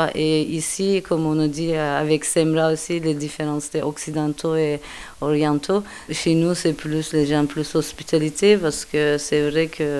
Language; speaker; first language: French; non-native, learner; Turkish